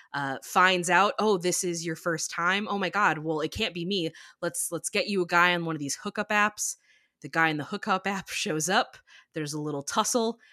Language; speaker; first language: English; native; English